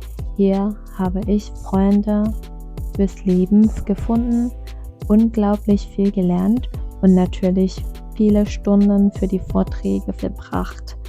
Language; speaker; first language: German; non-native, fluent; Vietnamese